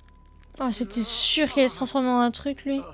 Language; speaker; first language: French; native; French